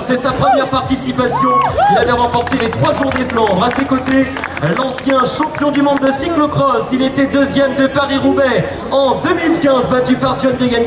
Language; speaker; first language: French; native; French